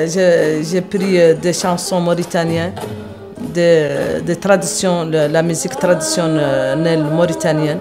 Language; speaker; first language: French; non-native, local second language; Arabic